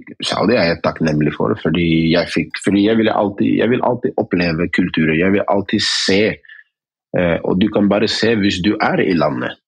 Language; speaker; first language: Norwegian; early bilingual, other home language; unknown